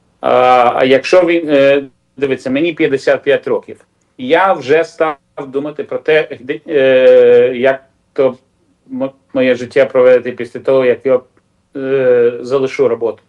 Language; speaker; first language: Ukrainian; non-native, local second language; Russian